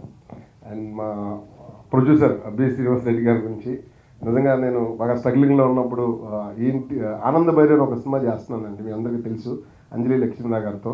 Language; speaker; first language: Telugu; native; Telugu